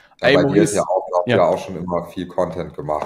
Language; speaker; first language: German; native; German